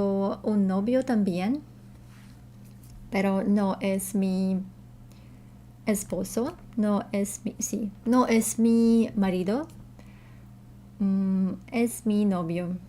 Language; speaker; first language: Spanish; non-native, learner; Russian